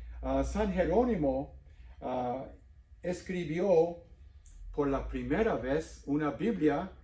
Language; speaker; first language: Spanish; non-native, fluent; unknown